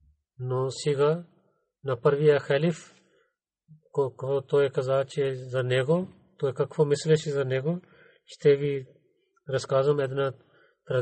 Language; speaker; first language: Bulgarian; non-native, learner; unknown